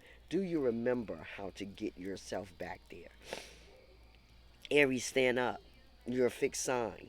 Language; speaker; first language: English; native; English